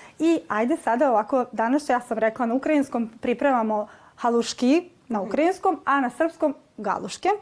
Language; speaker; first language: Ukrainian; early bilingual, heritage; Ukrainian